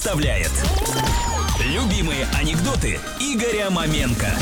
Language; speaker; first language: Russian; native; Russian